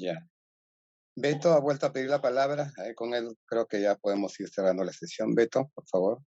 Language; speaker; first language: Spanish; native; Spanish